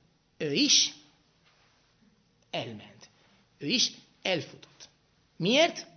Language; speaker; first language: Hungarian; non-native, fluent; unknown